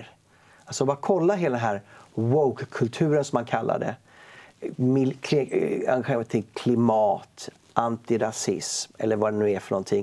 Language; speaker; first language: Swedish; native; Swedish